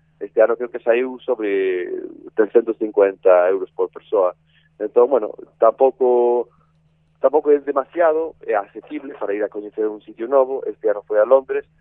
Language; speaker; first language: Galician; non-native, fluent; English